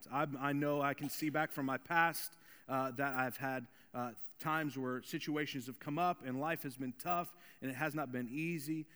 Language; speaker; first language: English; native; English